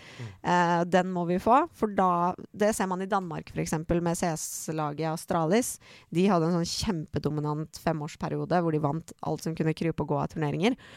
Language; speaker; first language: Norwegian; early bilingual, other home language; Persian